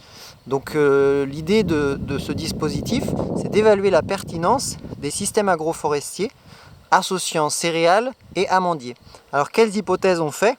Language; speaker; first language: French; native; French